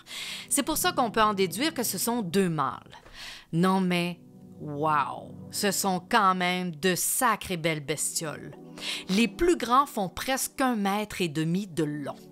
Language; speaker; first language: French; native; French